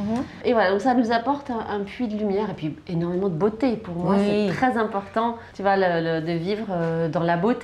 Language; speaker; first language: French; native; French